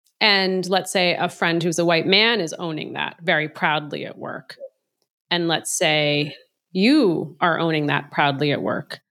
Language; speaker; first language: English; native; English